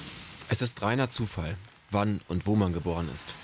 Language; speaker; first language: German; native; German